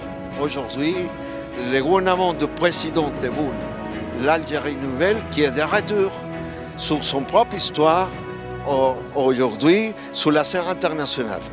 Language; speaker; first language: French; non-native, fluent; Spanish